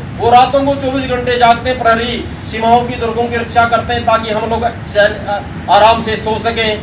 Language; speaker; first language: Hindi; native; Hindi